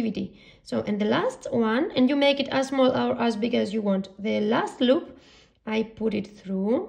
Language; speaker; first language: English; non-native, fluent; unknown